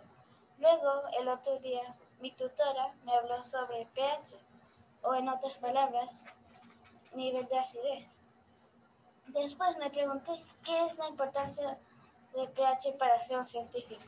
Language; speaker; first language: Spanish; early bilingual, heritage; Spanish